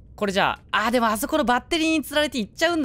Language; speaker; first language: Japanese; native; Japanese